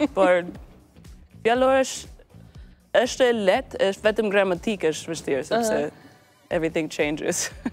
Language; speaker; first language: Albanian; non-native, learner; English